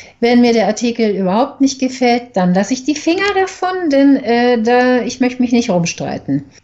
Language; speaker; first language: German; native; German